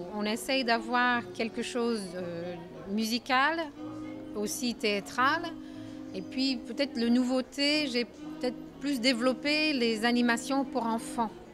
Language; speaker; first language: French; non-native, fluent; English